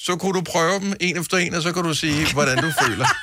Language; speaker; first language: Danish; native; Danish